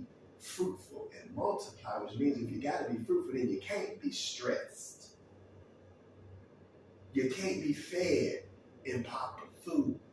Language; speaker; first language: English; native; English